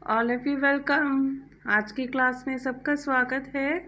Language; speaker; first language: Hindi; non-native, local second language; Malayalam